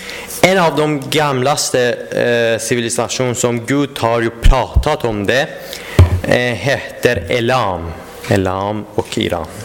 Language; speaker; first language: Swedish; non-native, fluent; Persian